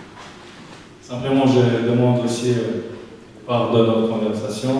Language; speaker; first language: French; non-native, fluent; Chechen